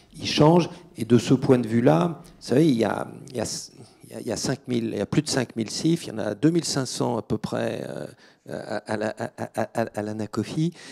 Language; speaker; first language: French; native; French